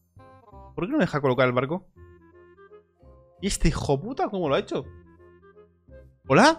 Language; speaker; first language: Spanish; native; Spanish